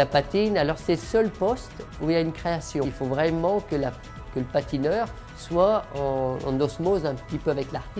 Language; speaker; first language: French; native; French